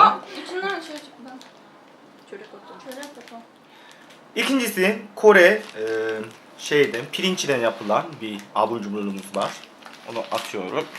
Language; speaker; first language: Turkish; non-native, fluent; Korean